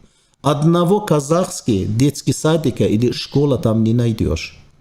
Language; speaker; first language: Russian; non-native, fluent; Turkish